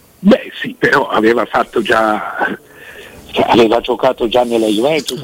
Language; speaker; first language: Italian; native; Italian